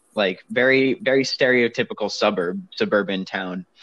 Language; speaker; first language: English; native; English